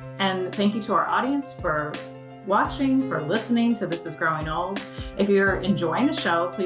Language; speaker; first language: English; native; English